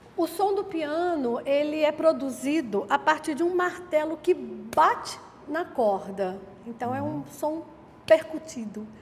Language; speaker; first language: Portuguese; native; Portuguese